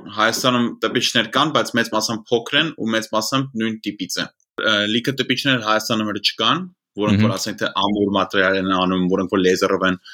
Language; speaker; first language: Armenian; early bilingual, heritage; Armenian